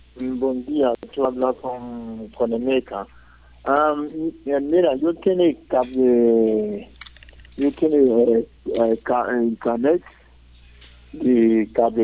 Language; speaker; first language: Spanish; non-native, learner; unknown